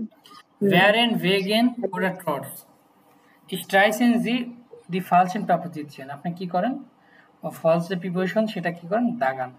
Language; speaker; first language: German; non-native, fluent; Bangla